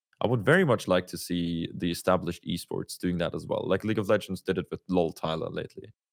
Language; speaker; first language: English; non-native, fluent; German